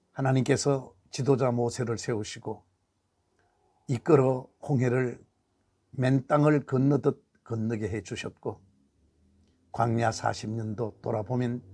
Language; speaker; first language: Korean; native; Korean